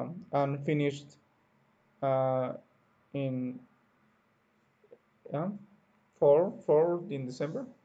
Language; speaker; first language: English; non-native, learner; Spanish